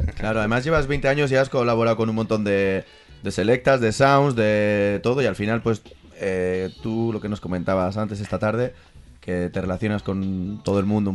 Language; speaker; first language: Spanish; native; Spanish